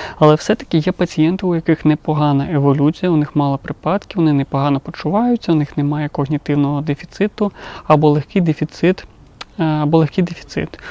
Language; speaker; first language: Ukrainian; non-native, local second language; Russian